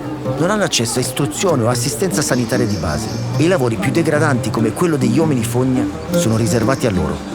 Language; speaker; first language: Italian; native; Italian